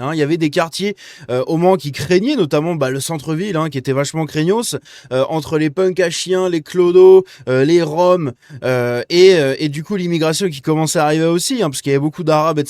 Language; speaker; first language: French; native; French